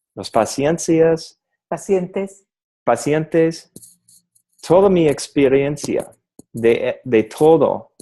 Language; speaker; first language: Spanish; non-native, learner; English